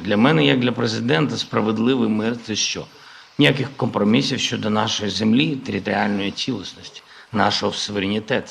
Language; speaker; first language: Ukrainian; non-native, local second language; Russian